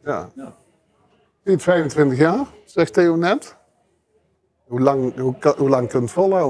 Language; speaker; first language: Dutch; native; Dutch